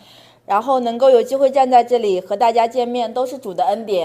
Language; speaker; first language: Chinese; native; Chinese